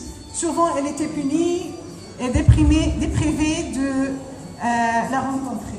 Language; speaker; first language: French; non-native, fluent; Arabic